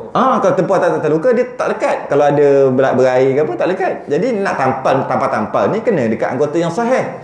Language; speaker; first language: Malay; native; Malay